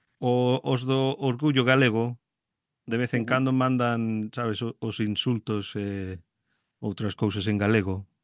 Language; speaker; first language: Galician; early bilingual, heritage; Galician